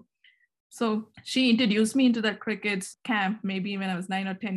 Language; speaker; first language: English; non-native, local second language; Kannada